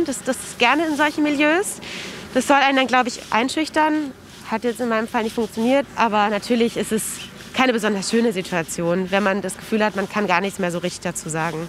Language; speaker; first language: German; native; German